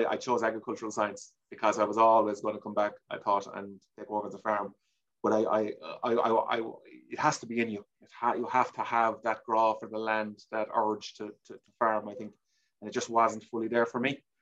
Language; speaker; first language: English; native; English